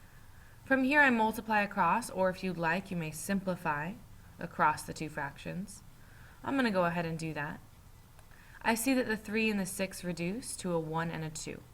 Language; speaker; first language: English; native; English